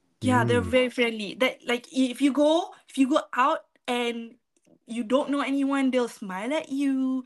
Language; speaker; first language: English; non-native, local second language; Malay